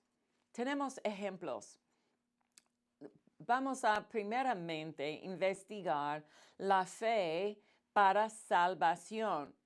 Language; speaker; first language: Spanish; non-native, fluent; English